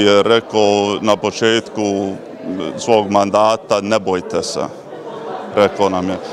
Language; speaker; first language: Croatian; early bilingual, heritage; Croatian